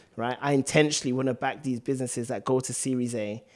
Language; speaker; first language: English; native; English